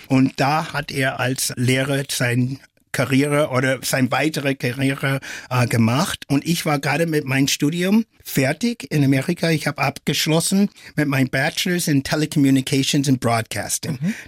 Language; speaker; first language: German; non-native, fluent; English